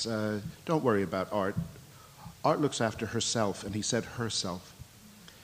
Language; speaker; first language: English; native; English